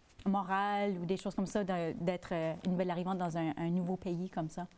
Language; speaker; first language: French; native; French